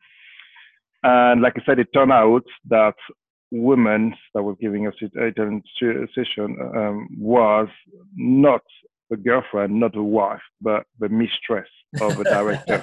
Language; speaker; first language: English; non-native, fluent; French